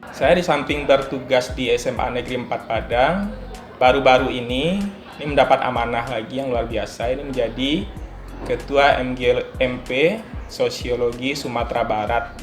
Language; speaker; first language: Indonesian; non-native, local second language; Minangkabau